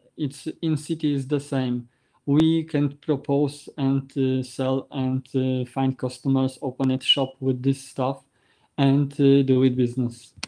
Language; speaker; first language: English; non-native, learner; Polish